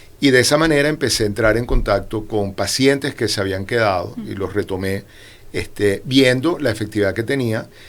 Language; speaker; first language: Spanish; native; Spanish